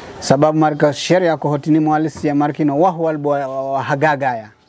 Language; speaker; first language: Somali; non-native, learner; Swahili